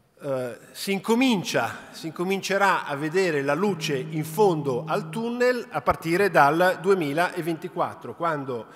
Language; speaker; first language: Italian; native; Italian